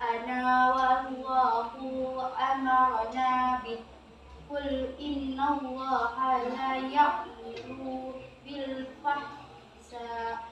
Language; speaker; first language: Indonesian; native; Indonesian